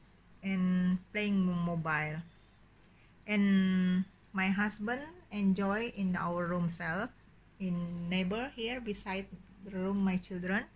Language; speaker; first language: English; non-native, learner; Indonesian